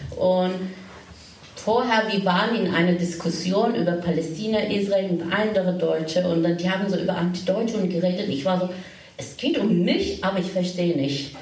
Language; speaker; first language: German; non-native, fluent; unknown